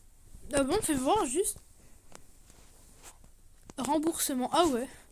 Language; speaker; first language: French; native; French